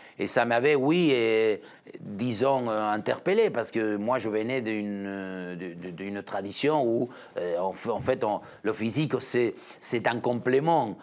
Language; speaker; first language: French; non-native, fluent; Spanish